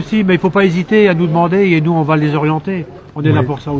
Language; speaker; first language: French; native; French